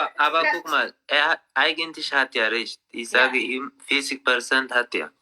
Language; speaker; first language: German; non-native, learner; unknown